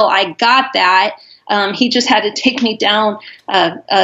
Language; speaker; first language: English; native; English